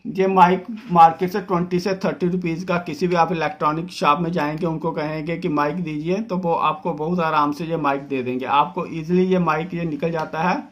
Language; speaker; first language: Hindi; non-native, local second language; Dogri